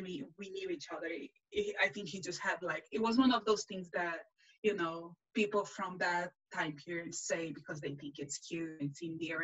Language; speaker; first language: English; non-native, fluent; Portuguese